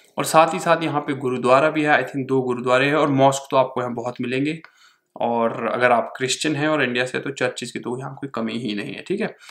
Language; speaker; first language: Hindi; native; Hindi